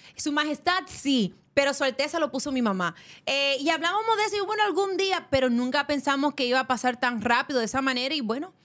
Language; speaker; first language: Spanish; early bilingual, heritage; Spanish